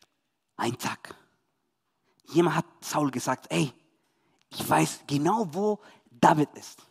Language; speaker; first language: German; non-native, learner; Spanish